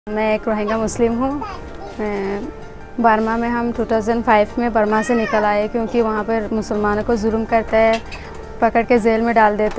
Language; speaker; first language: Hindi; early bilingual, other home language; Rohingya